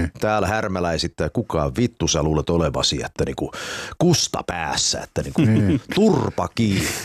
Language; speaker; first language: Finnish; early bilingual, heritage; Finnish